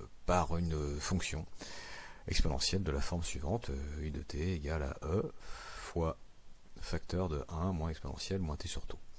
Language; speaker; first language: French; native; French